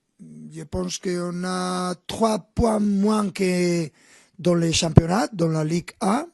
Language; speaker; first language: French; non-native, fluent; Spanish